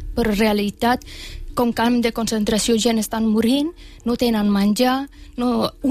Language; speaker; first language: Catalan; non-native, fluent; Persian